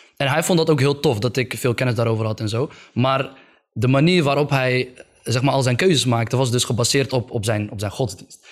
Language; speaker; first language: Dutch; early bilingual, other home language; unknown